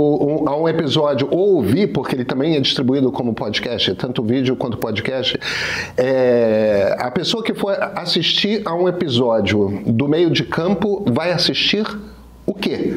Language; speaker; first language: Portuguese; native; Portuguese